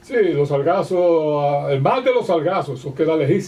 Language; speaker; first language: Spanish; native; Spanish